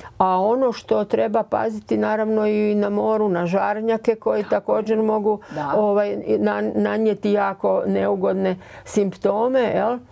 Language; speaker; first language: Croatian; native; Croatian